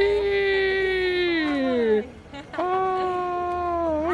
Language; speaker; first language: Spanish; non-native, learner; English